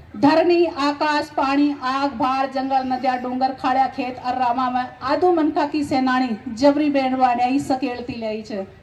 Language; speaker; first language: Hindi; non-native, local second language; Rajasthani